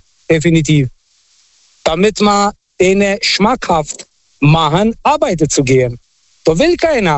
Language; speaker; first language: German; non-native, fluent; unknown